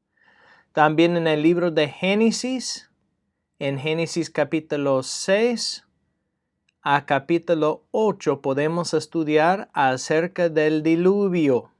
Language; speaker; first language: Spanish; non-native, fluent; English